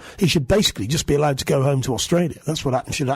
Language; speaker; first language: English; native; English